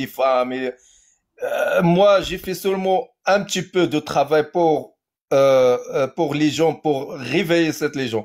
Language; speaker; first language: French; non-native, learner; Arabic